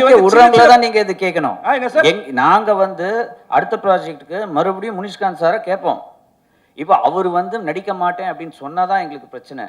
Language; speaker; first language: Tamil; native; Tamil